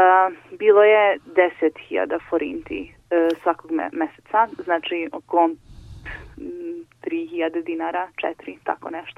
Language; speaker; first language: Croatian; non-native, local second language; Hungarian